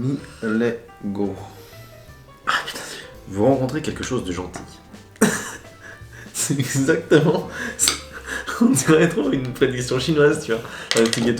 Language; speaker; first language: French; native; French